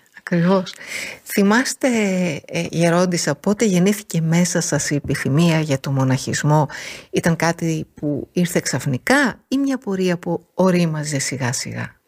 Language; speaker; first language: Greek; native; Greek